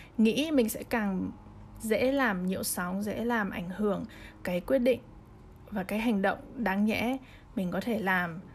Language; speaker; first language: Vietnamese; early bilingual, heritage; Vietnamese